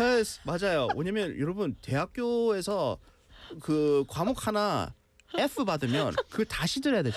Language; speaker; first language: Korean; early bilingual, heritage; Korean